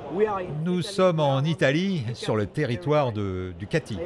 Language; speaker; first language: French; native; French